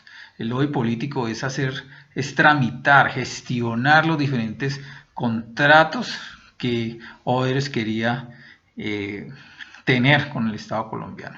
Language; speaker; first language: Spanish; native; Spanish